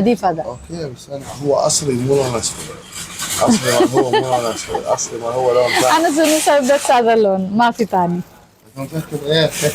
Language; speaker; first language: Arabic; non-native, learner; Telugu